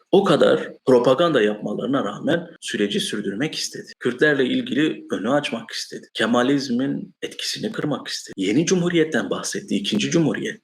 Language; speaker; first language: Turkish; non-native, local second language; Kurdish